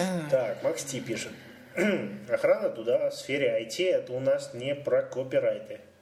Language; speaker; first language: Russian; native; Russian